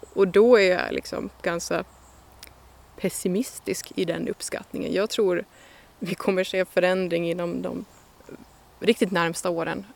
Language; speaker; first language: Swedish; native; Swedish